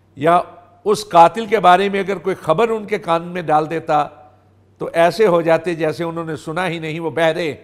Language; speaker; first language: Urdu; non-native, local second language; Punjabi